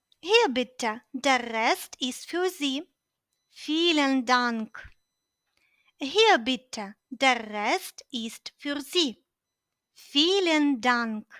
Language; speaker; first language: German; non-native, fluent; Ukrainian